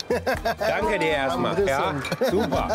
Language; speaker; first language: German; native; German